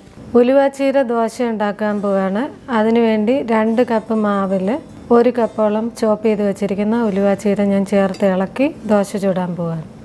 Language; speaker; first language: Malayalam; native; Malayalam